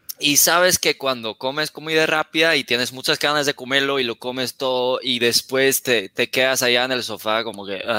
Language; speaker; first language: Spanish; non-native, fluent; English